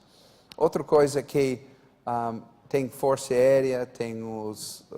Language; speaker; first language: Portuguese; non-native, fluent; English